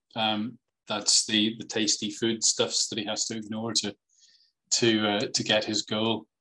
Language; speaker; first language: English; native; English